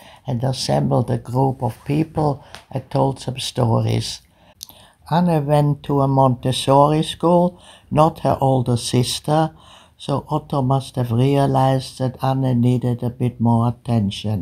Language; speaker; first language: English; early bilingual, other home language; German